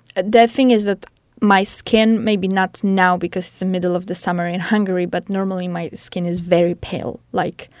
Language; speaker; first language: English; non-native, fluent; Polish